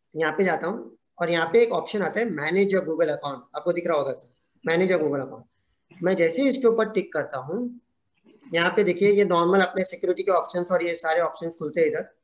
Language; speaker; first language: Hindi; non-native, local second language; Gujarati